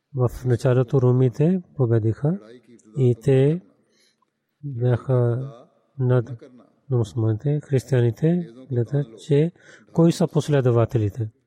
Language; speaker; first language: Bulgarian; non-native, learner; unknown